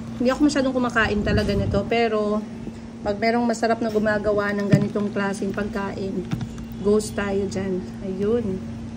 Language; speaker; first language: Filipino; native; Filipino